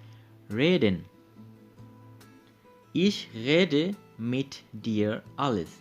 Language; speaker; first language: German; non-native, learner; Bangla